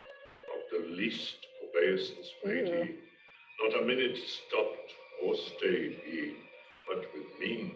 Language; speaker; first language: English; native; English